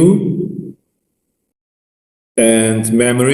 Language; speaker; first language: English; non-native, learner; Chinese